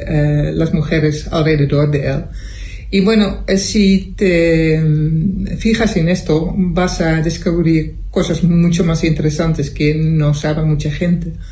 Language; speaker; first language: Spanish; non-native, fluent; Dutch